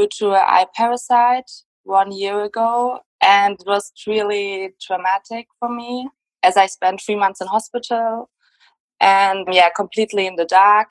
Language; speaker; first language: English; non-native, fluent; German